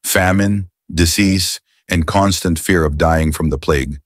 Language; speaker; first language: English; non-native, local second language; Filipino